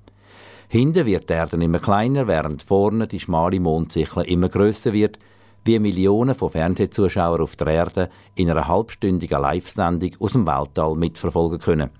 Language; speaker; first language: German; native; German